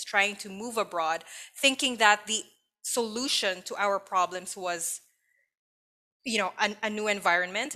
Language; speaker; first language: English; non-native, local second language; Filipino